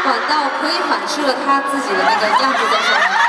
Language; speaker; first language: Chinese; native; Chinese